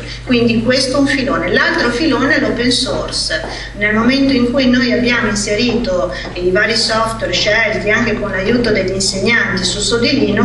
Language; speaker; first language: Italian; native; Italian